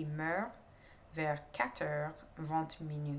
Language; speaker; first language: French; non-native, learner; English